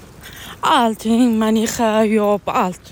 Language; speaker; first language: Swedish; non-native, learner; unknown